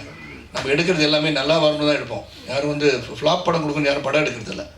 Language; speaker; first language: Tamil; native; Tamil